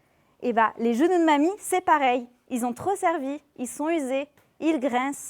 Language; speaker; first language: French; native; French